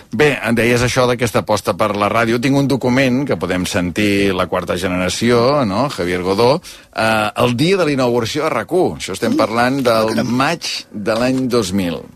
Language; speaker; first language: Catalan; native; Catalan